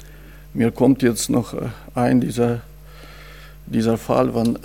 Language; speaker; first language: German; non-native, fluent; Russian